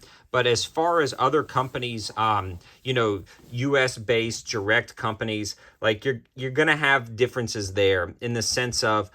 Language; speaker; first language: English; native; English